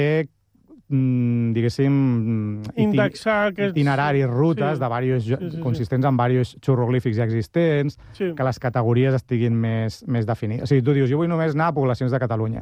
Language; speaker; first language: Catalan; native; Catalan